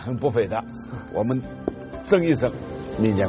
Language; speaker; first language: Chinese; native; Chinese